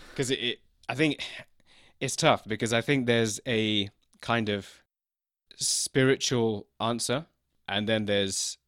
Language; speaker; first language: English; native; English